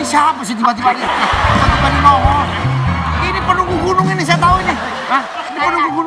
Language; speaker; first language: Indonesian; native; Indonesian